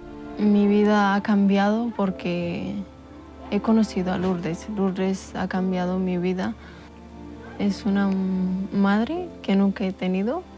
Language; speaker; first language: Spanish; non-native, local second language; Amharic